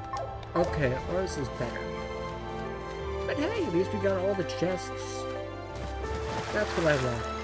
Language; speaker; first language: English; native; English